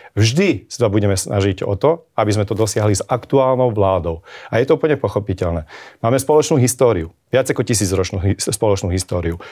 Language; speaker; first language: Slovak; non-native, local second language; Hungarian